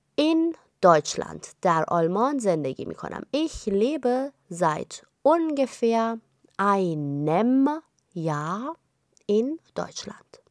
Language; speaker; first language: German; non-native, fluent; Persian